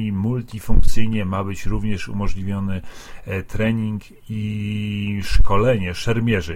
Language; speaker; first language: Polish; native; Polish